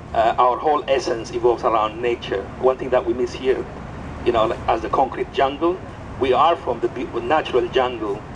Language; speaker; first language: English; non-native, fluent; Amharic